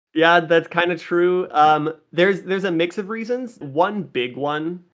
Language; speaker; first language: English; native; English